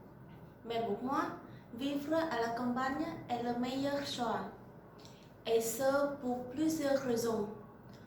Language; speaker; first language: French; non-native, learner; Vietnamese